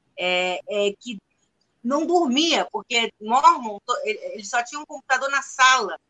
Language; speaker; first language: Portuguese; non-native, fluent; Spanish